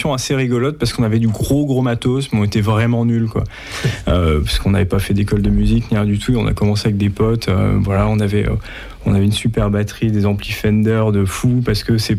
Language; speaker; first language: French; native; French